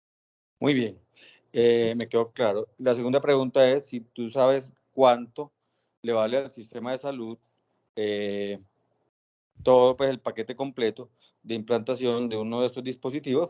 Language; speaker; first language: Spanish; native; Spanish